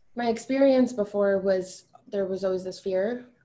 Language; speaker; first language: English; early bilingual, other home language; Albanian